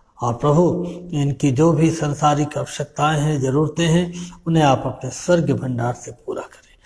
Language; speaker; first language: Hindi; native; Hindi